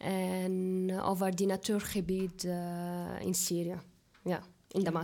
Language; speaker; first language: Dutch; non-native, fluent; Arabic